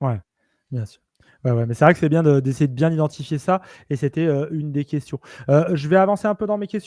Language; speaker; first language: French; native; French